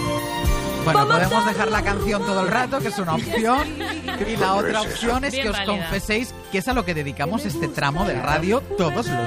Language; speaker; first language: Spanish; native; Spanish